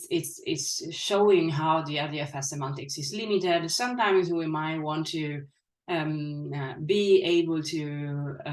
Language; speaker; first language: English; non-native, fluent; Italian